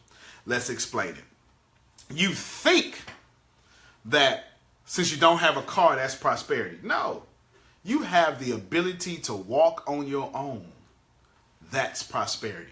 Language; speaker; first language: English; native; English